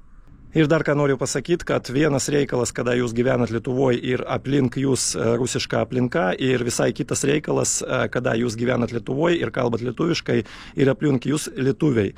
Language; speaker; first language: Lithuanian; non-native, fluent; Russian